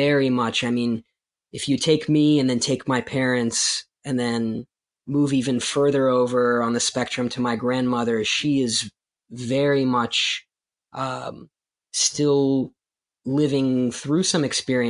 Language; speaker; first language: English; native; English